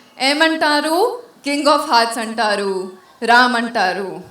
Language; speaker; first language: Telugu; non-native, learner; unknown